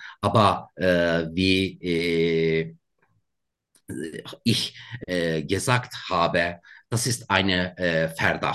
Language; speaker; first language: German; non-native, learner; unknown